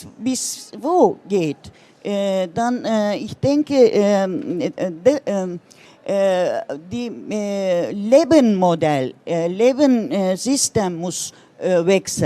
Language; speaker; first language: German; non-native, learner; Turkish